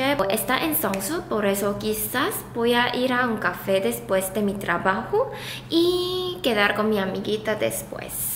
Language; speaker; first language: Spanish; non-native, fluent; Korean